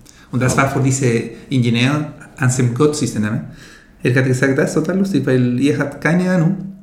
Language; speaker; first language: German; non-native, learner; Spanish